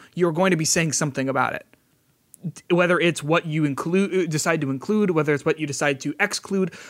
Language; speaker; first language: English; native; English